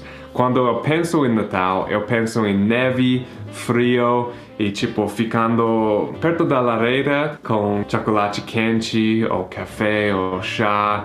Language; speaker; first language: Portuguese; non-native, fluent; English